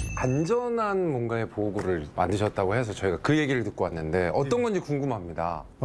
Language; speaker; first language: Korean; native; Korean